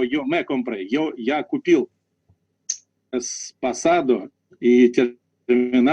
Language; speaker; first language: Spanish; non-native, learner; Russian